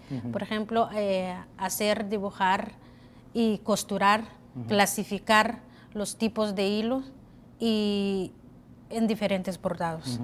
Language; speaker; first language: Spanish; non-native, local second language; Kʼicheʼ